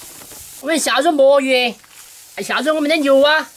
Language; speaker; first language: Chinese; native; Chinese